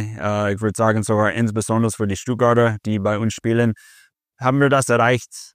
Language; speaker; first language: German; non-native, fluent; English